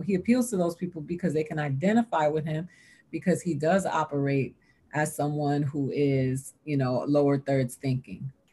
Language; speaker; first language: English; early bilingual, other home language; Spanish